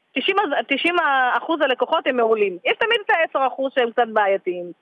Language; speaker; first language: Hebrew; non-native, fluent; Russian